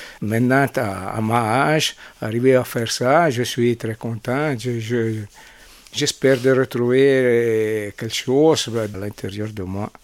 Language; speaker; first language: French; non-native, fluent; Italian